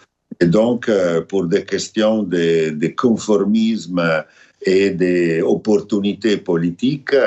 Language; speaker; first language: French; non-native, fluent; Italian